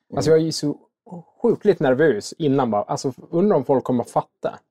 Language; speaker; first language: Swedish; native; Swedish